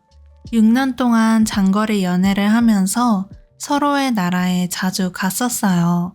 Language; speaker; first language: Korean; native; Korean